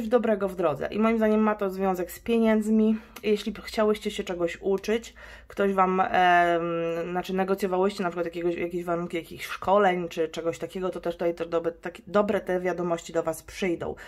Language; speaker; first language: Polish; native; Polish